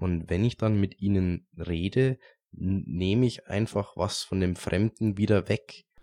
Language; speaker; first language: German; native; German